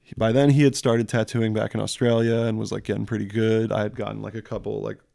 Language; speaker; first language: English; early bilingual, other home language; French